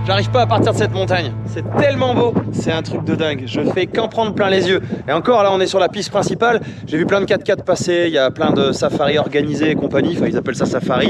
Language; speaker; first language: French; native; French